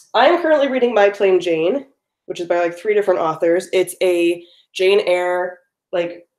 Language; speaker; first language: English; native; English